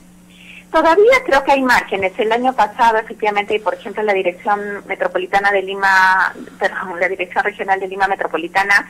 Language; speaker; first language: Spanish; native; Spanish